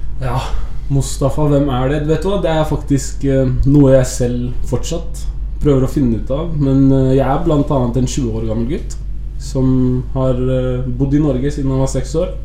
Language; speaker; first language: Norwegian; early bilingual, other home language; Arabic